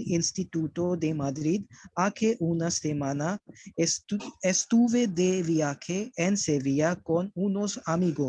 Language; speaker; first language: Spanish; non-native, learner; Hindi